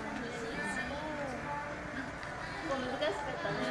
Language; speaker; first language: Japanese; native; Japanese